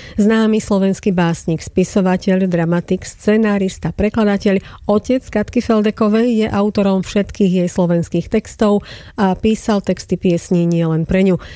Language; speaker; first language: Slovak; native; Slovak